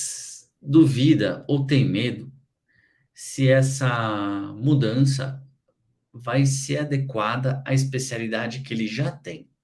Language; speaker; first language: Portuguese; native; Portuguese